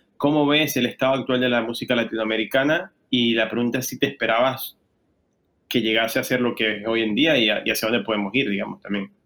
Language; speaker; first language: Spanish; native; Spanish